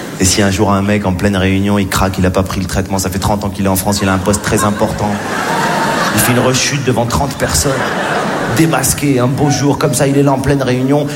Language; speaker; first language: French; native; French